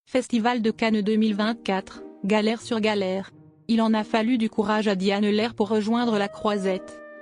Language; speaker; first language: French; native; French